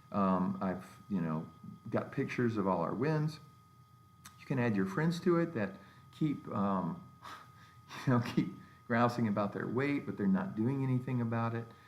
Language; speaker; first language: English; native; English